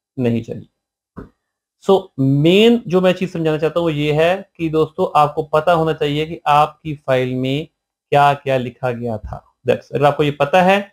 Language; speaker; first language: Hindi; non-native, local second language; Punjabi